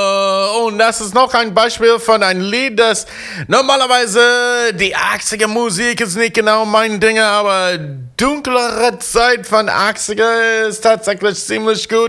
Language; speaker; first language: German; non-native, learner; English